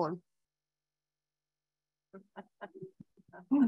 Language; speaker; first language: English; non-native, fluent; Spanish